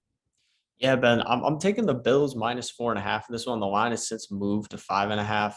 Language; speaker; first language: English; native; English